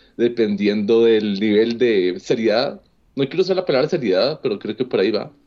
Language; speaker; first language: Spanish; native; Spanish